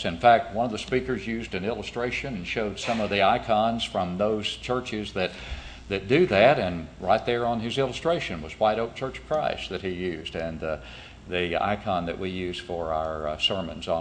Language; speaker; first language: English; native; English